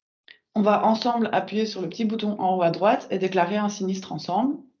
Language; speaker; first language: French; native; French